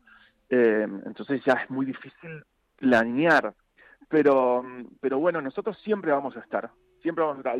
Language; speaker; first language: Spanish; native; Spanish